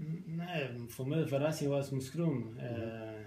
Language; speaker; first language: Dutch; non-native, fluent; Spanish